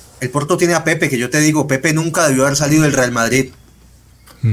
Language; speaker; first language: Spanish; native; Spanish